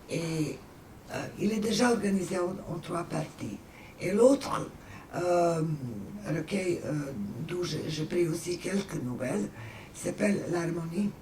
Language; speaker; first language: French; non-native, fluent; Serbian